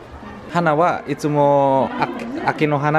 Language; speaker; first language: Japanese; non-native, learner; Indonesian